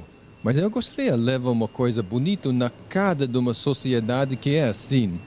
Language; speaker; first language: Portuguese; non-native, learner; English